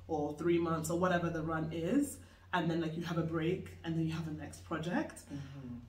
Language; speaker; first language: English; native; English